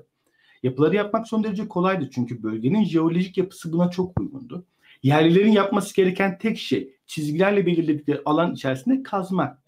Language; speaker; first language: Turkish; native; Turkish